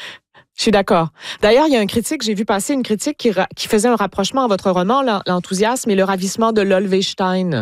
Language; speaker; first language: French; native; French